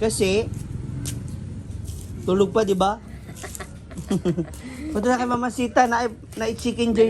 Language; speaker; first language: Filipino; non-native, local second language; Cebuano